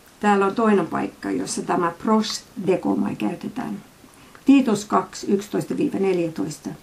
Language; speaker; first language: Finnish; non-native, fluent; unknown